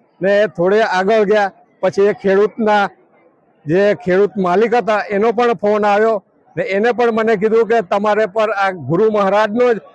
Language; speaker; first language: Gujarati; native; Gujarati